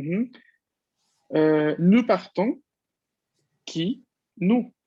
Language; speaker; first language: French; non-native, fluent; Spanish